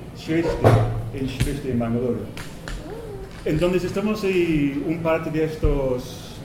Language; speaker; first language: Spanish; non-native, fluent; English